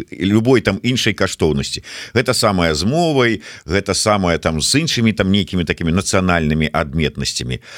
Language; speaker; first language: Belarusian; non-native, local second language; Russian